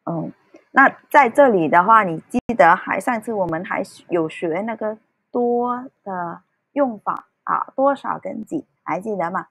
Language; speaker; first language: Chinese; early bilingual, heritage; Cantonese